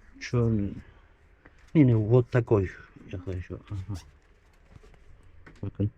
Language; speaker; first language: Russian; non-native, learner; Turkish